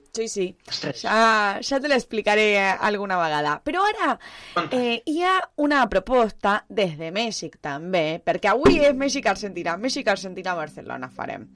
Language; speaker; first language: Catalan; non-native, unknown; Spanish